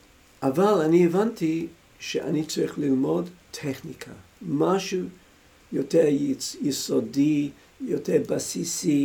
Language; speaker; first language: Hebrew; non-native, fluent; English